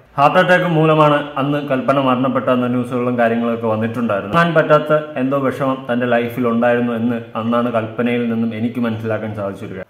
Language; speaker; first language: Malayalam; native; Malayalam